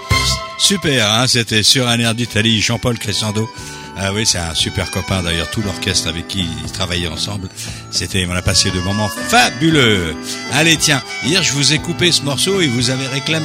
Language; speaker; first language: French; native; French